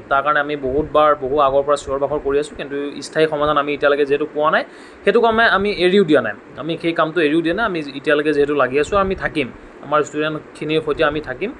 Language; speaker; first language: Assamese; native; Assamese